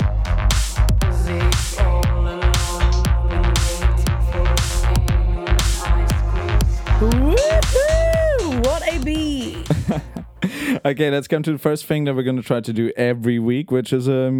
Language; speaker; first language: English; non-native, fluent; German